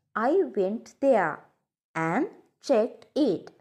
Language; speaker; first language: English; non-native, local second language; Sinhala